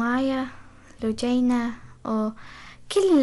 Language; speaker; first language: Arabic; non-native, learner; Persian